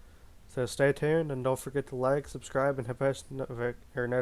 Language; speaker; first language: English; native; English